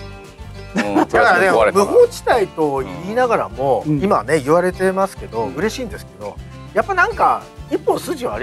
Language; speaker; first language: Japanese; native; Japanese